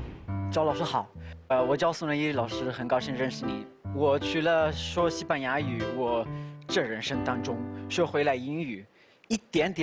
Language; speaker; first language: Chinese; non-native, fluent; Spanish